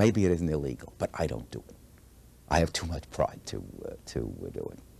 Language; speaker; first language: English; native; English